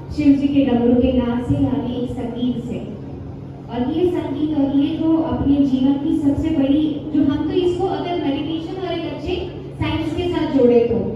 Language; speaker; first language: Hindi; non-native, local second language; Marathi